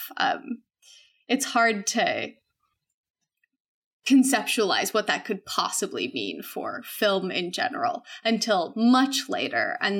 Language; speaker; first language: English; native; English